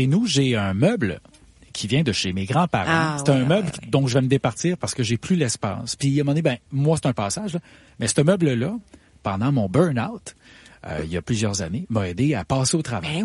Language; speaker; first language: French; native; French